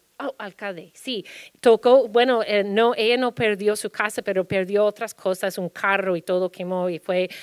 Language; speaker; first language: Spanish; early bilingual, heritage; Spanish